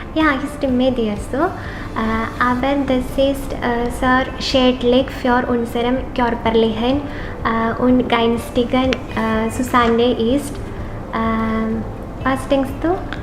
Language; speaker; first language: German; non-native, learner; Malayalam